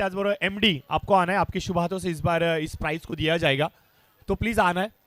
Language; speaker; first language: Hindi; non-native, local second language; Marathi